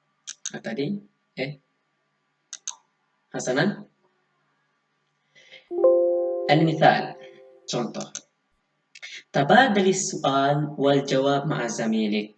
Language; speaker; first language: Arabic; non-native, learner; Indonesian